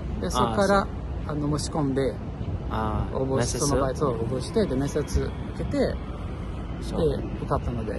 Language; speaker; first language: Japanese; non-native, fluent; Portuguese